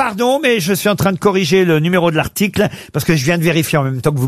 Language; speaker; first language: French; native; French